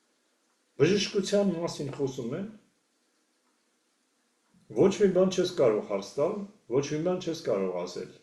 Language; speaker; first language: Armenian; native; Armenian